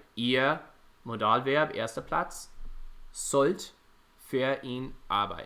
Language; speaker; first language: German; non-native, fluent; English